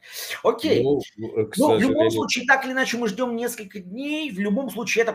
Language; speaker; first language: Russian; native; Russian